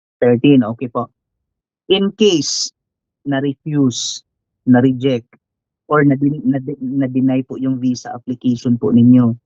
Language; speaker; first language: Filipino; native; Filipino